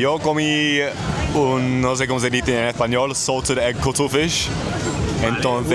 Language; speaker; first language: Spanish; non-native, learner; Dutch